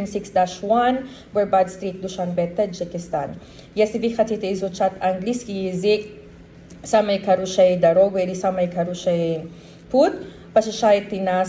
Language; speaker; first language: Russian; non-native, learner; Tajik